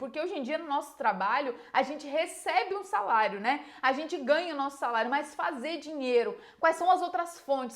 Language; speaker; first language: Portuguese; native; Portuguese